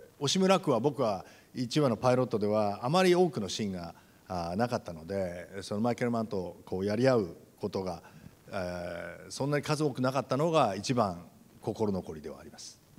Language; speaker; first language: Japanese; native; Japanese